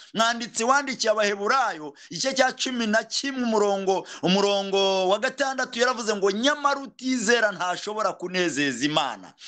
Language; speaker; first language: Kinyarwanda; native; Kinyarwanda